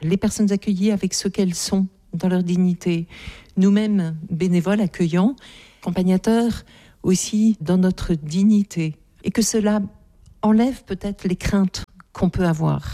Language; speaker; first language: French; native; French